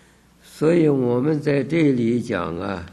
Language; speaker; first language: Chinese; native; Chinese